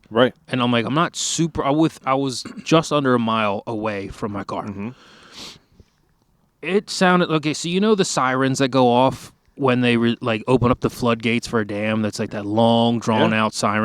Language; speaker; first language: English; native; English